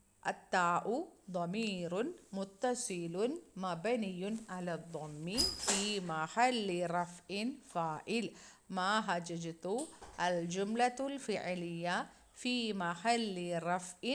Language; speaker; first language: Arabic; non-native, fluent; Malayalam